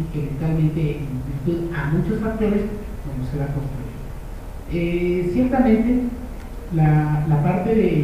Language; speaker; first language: Spanish; native; Spanish